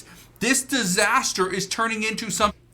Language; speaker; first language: English; native; English